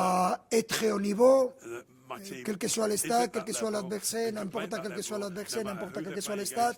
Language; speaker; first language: French; non-native, fluent; Spanish